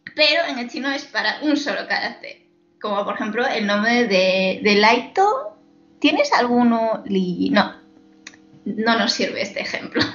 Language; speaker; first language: Spanish; non-native, fluent; Chinese